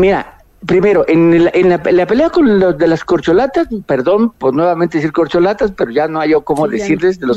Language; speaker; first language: Spanish; native; Spanish